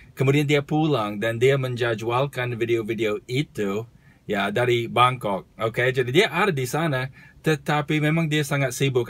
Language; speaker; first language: Indonesian; non-native, fluent; English